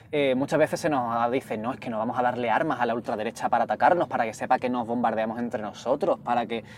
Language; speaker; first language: Spanish; native; Spanish